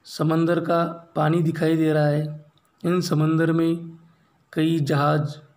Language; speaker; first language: Hindi; non-native, local second language; Marathi